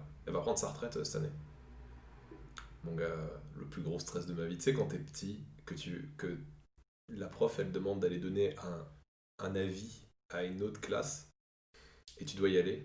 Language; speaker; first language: French; native; French